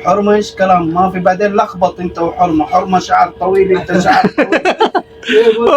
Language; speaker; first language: Arabic; non-native, learner; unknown